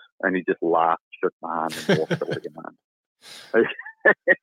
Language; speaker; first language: English; native; English